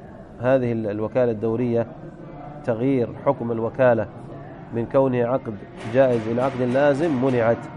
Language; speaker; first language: Arabic; native; Arabic